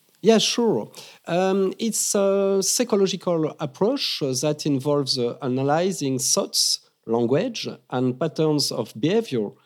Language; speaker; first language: English; non-native, fluent; French